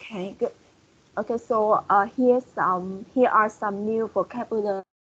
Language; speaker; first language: English; non-native, fluent; Vietnamese